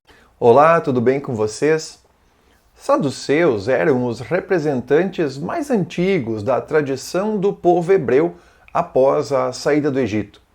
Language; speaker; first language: Portuguese; native; Portuguese